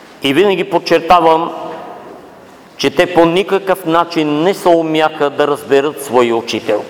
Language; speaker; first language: Bulgarian; native; Bulgarian